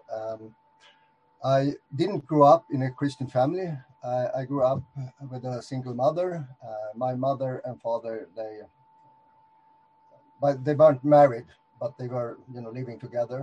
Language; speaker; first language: English; non-native, fluent; Swedish